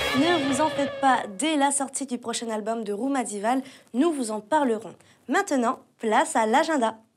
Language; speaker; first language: French; native; French